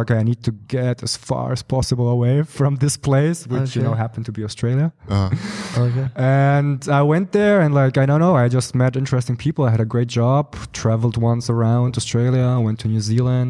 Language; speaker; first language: English; non-native, fluent; German